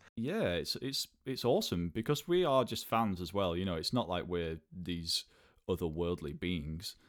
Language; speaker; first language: English; native; English